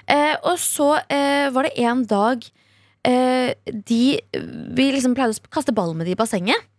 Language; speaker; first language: Norwegian; early bilingual, other home language; Kurdish